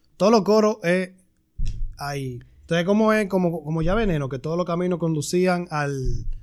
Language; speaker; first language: Spanish; native; Spanish